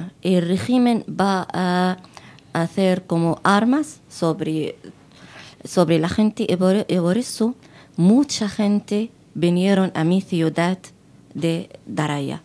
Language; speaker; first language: Spanish; non-native, fluent; Arabic